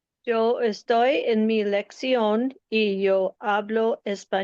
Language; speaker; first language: Spanish; non-native, learner; English